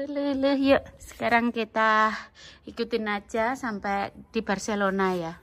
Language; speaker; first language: Indonesian; native; Indonesian